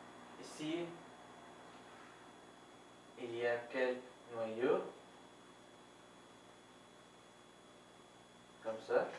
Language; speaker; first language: French; non-native, fluent; Arabic